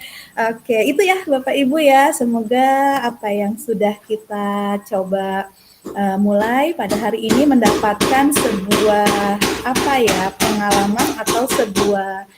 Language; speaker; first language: Indonesian; native; Indonesian